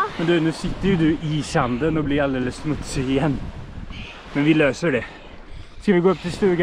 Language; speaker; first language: Swedish; native; Swedish